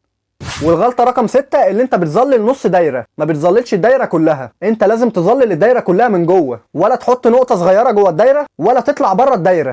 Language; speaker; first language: Arabic; native; Arabic